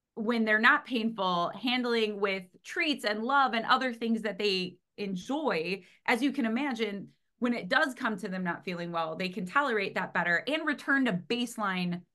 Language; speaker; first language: English; native; English